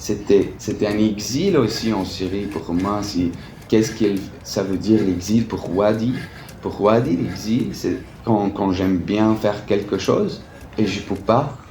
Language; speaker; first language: French; non-native, fluent; Arabic